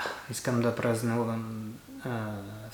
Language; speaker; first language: Bulgarian; non-native, learner; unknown